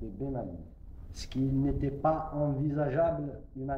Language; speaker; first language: French; non-native, local second language; Kabyle